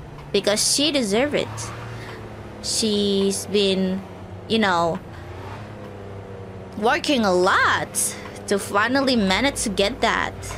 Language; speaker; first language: English; non-native, fluent; Indonesian